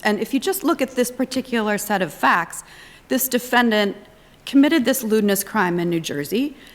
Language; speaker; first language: English; native; English